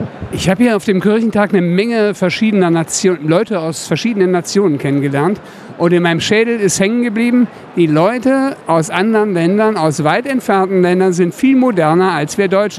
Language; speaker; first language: German; native; German